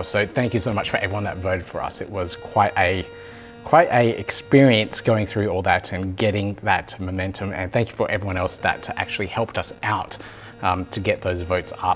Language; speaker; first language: English; native; English